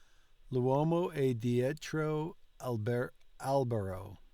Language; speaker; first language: Italian; non-native, learner; English